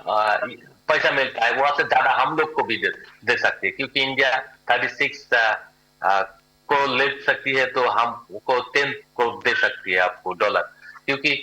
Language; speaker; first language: Hindi; non-native, learner; Bangla